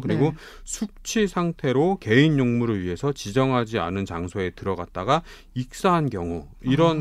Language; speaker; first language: Korean; native; Korean